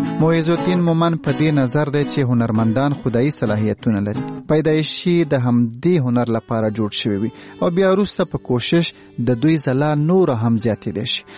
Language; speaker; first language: Pashto; native; Pashto